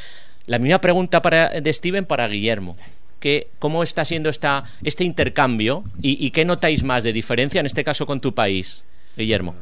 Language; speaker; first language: Spanish; native; Spanish